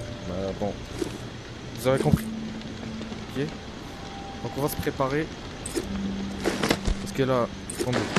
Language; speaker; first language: French; native; French